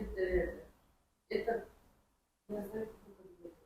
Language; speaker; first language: Russian; non-native, local second language; Kyrgyz